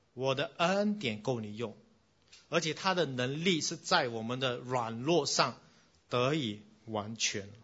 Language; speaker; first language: Chinese; non-native, fluent; English